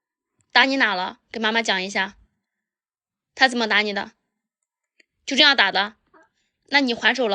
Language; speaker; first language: Chinese; native; Chinese